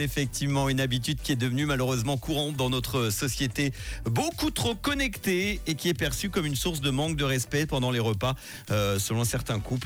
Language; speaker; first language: French; native; French